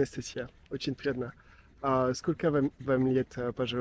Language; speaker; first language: Russian; non-native, learner; French